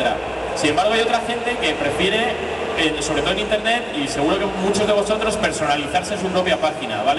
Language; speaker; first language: Spanish; native; Spanish